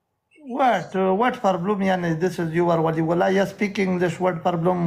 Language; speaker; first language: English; non-native, learner; Pashto